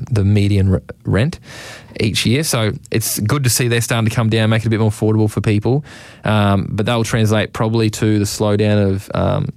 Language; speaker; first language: English; native; English